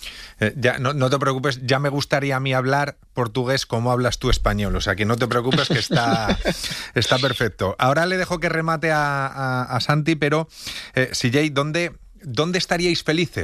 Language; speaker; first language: Spanish; native; Spanish